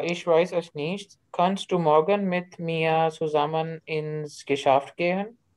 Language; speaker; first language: German; non-native, learner; Urdu